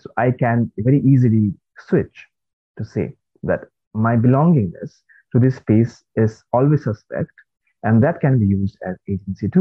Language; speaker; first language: English; non-native, local second language; Nepali